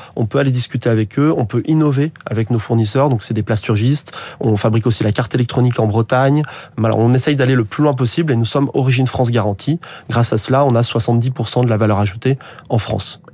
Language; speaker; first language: French; native; French